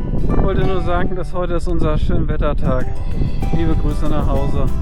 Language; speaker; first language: German; native; German